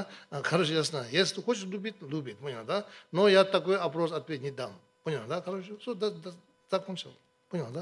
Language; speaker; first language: Russian; non-native, learner; Tibetan